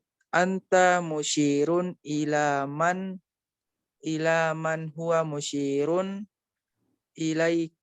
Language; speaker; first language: Arabic; non-native, learner; Indonesian